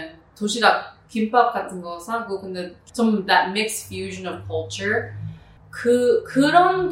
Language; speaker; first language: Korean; early bilingual, heritage; Korean